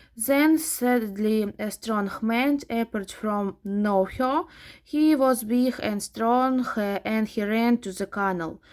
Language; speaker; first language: English; non-native, fluent; Ukrainian